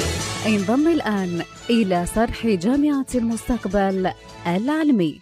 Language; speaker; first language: Arabic; native; Arabic